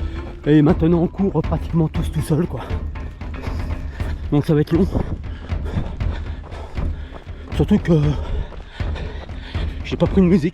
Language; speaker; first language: French; native; French